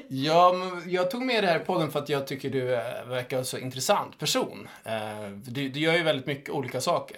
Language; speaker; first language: Swedish; native; Swedish